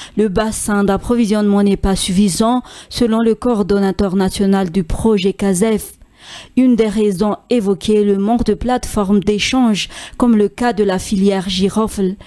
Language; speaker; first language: French; non-native, local second language; Malagasy